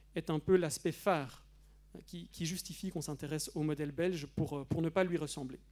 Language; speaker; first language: French; native; French